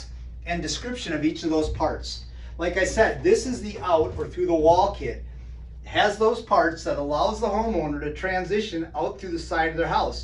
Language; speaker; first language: English; native; English